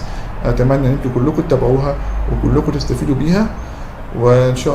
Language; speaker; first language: Arabic; native; Arabic